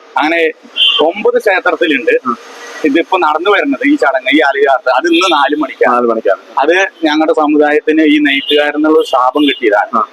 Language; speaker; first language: Malayalam; non-native, local second language; Tamil